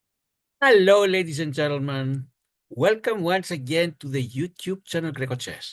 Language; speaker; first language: English; non-native, fluent; Greek